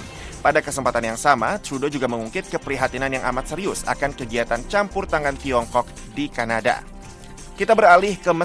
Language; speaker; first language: Indonesian; native; Indonesian